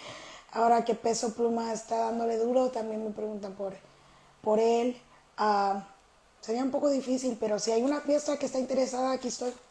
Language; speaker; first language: Spanish; early bilingual, heritage; Spanish